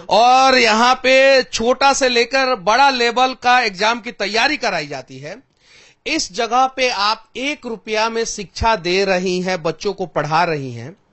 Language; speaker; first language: Hindi; native; Hindi